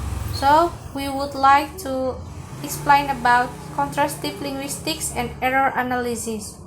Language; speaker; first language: English; non-native, learner; Indonesian